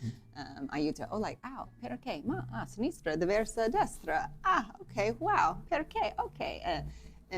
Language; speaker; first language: Italian; non-native, learner; English